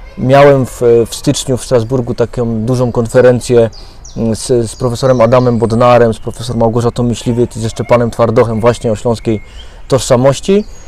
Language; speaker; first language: Polish; native; Polish